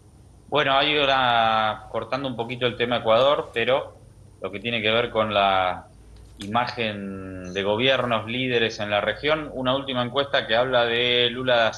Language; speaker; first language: Spanish; native; Spanish